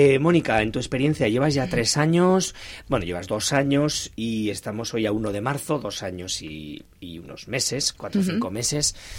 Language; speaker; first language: Spanish; native; Spanish